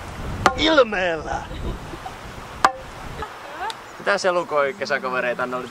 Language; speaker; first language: Finnish; native; Finnish